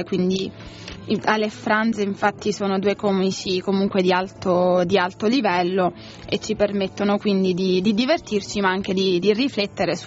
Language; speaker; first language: Italian; native; Italian